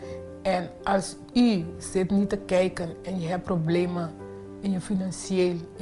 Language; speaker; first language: Dutch; non-native, fluent; Papiamento